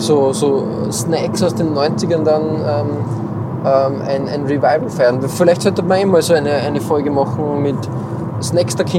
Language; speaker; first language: German; native; German